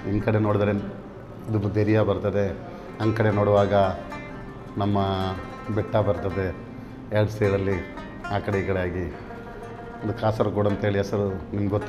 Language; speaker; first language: Kannada; non-native, local second language; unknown